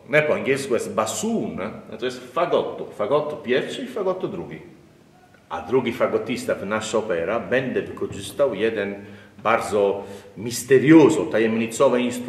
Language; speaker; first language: Polish; non-native, learner; Italian